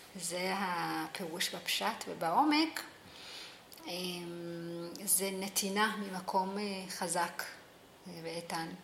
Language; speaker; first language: Hebrew; early bilingual, other home language; Amharic